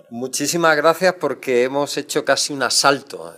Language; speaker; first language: Spanish; native; Spanish